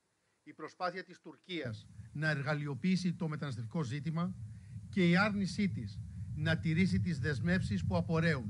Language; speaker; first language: Greek; native; Greek